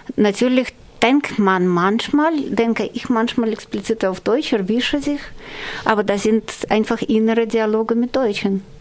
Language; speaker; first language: German; non-native, fluent; Russian